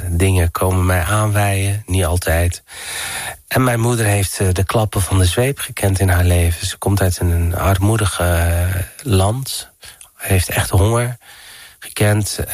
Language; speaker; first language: Dutch; early bilingual, other home language; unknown